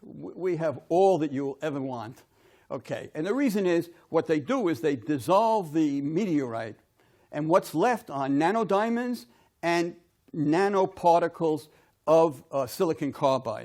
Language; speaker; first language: English; native; English